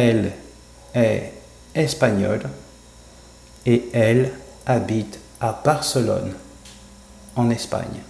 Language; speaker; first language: French; non-native, fluent; English